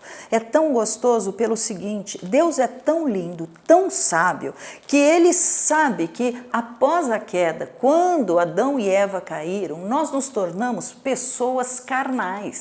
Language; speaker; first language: Portuguese; native; Portuguese